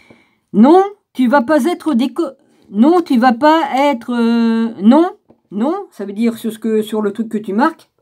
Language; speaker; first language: French; native; French